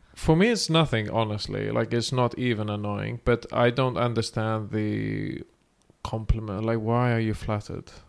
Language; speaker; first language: English; non-native, fluent; Greek